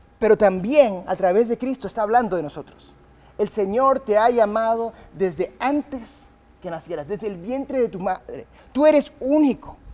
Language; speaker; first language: Spanish; early bilingual, other home language; English